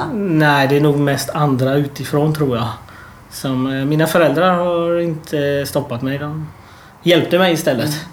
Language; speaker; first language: Swedish; early bilingual, other home language; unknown